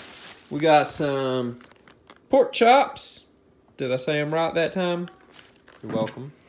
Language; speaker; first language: English; native; English